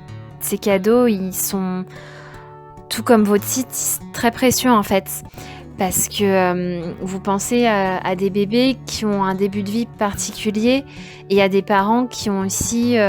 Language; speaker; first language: French; native; French